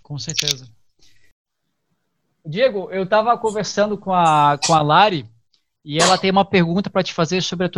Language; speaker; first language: Portuguese; native; Portuguese